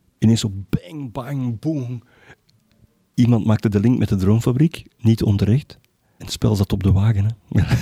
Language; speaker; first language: Dutch; native; Dutch